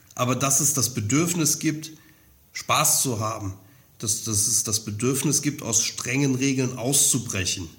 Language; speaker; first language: German; native; German